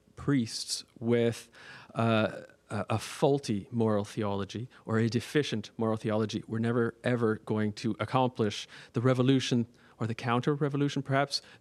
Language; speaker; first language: English; native; English